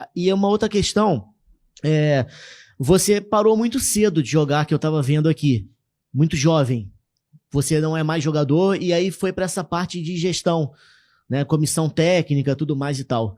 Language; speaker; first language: Portuguese; native; Portuguese